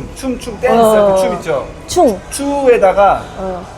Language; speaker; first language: Korean; native; Korean